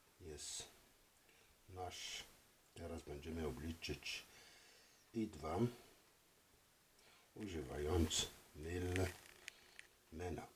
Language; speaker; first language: Polish; non-native, fluent; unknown